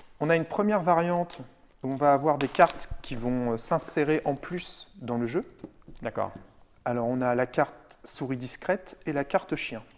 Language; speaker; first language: French; native; French